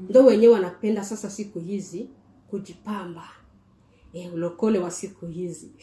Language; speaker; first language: Swahili; native; Swahili